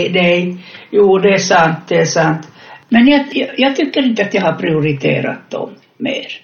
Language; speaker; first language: Swedish; non-native, fluent; Finnish